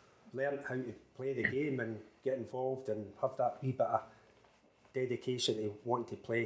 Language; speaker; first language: English; native; English